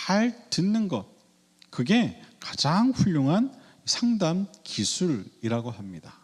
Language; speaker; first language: Korean; native; Korean